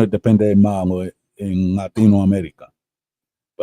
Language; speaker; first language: Spanish; early bilingual, heritage; Spanish